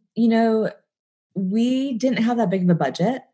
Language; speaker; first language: English; native; English